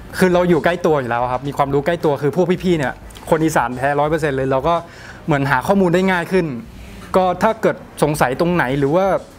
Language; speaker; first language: Thai; native; Thai